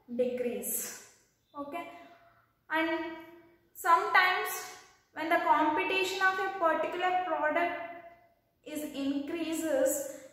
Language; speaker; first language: English; non-native, local second language; Kannada